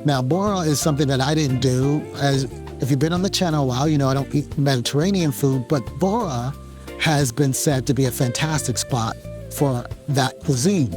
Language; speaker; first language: English; native; English